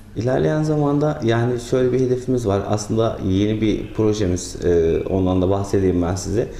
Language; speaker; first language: Turkish; native; Turkish